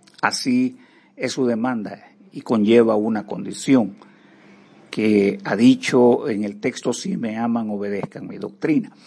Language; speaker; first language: Spanish; native; Spanish